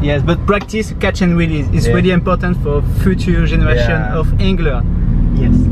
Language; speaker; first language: English; non-native, learner; French